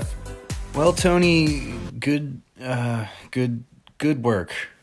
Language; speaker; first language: English; native; English